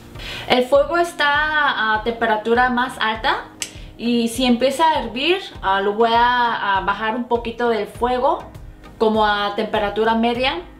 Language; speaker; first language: Spanish; non-native, fluent; Korean